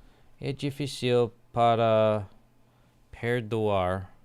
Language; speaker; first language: Portuguese; non-native, learner; English